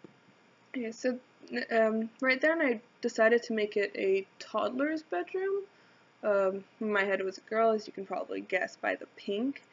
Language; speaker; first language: English; native; English